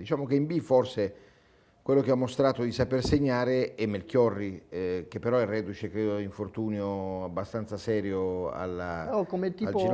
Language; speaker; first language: Italian; native; Italian